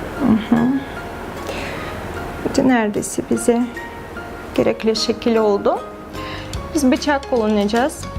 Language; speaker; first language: Turkish; non-native, fluent; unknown